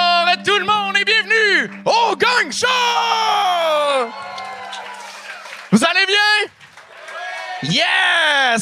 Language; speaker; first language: French; native; French